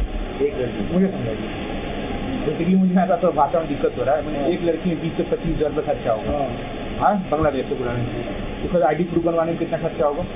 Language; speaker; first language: Hindi; non-native, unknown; Bangla